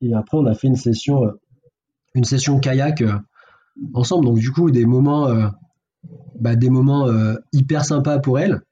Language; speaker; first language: French; native; French